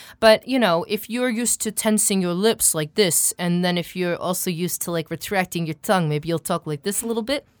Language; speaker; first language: English; native; English